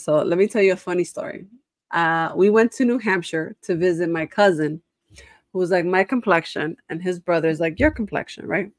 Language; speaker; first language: English; early bilingual, other home language; Spanish